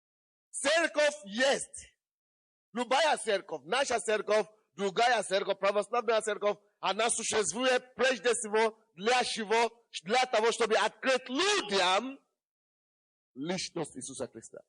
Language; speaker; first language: Russian; non-native, fluent; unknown